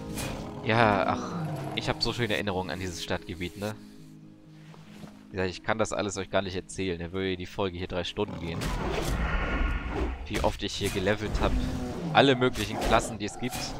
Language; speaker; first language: German; native; German